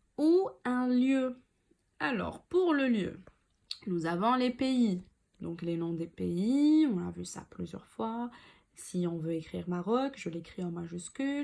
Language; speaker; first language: French; non-native, local second language; Arabic